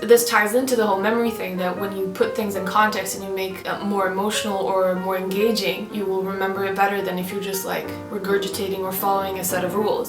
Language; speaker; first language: English; non-native, fluent; Swedish